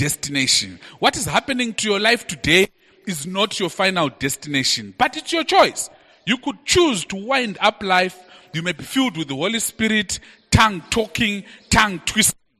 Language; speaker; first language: English; non-native, local second language; Shona